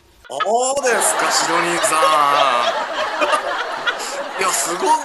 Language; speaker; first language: Japanese; native; Japanese